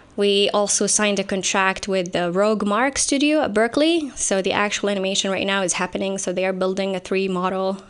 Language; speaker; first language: English; non-native, fluent; Arabic